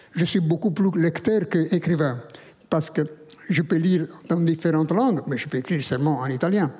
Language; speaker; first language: French; non-native, fluent; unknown